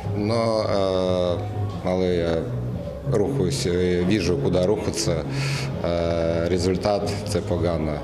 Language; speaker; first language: Ukrainian; non-native, learner; Russian